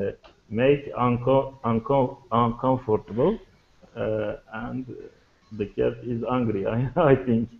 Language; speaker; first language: English; non-native, learner; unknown